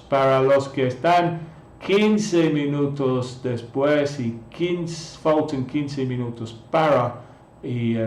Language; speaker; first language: Spanish; non-native, fluent; English